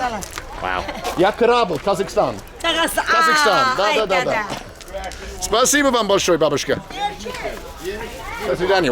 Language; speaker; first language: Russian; non-native, learner; English